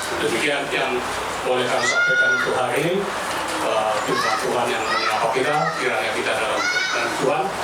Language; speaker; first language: Indonesian; non-native, local second language; Batak Toba